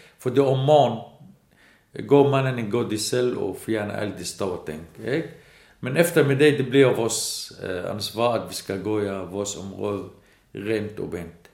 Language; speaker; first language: Danish; non-native, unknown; Arabic